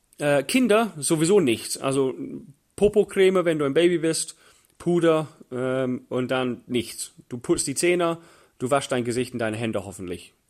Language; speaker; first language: German; non-native, fluent; English